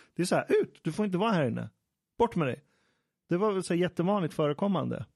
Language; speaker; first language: Swedish; early bilingual, other home language; Persian